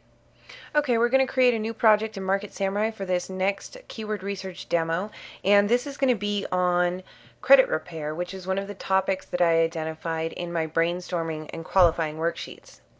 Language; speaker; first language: English; native; English